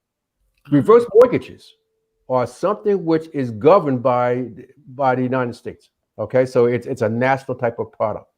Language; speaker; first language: English; native; English